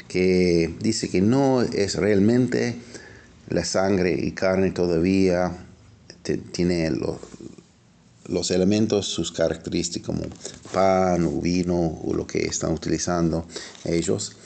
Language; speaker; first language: Spanish; non-native, fluent; English